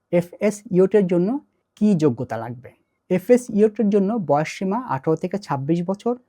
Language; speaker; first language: Bangla; native; Bangla